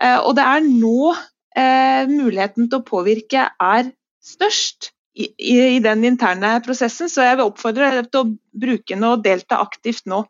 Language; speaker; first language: Norwegian; native; Norwegian